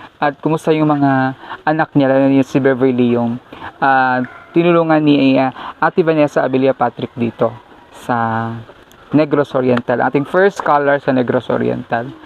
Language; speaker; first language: Filipino; non-native, local second language; Cebuano